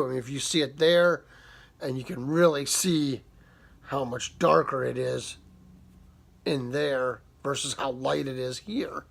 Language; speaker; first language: English; native; English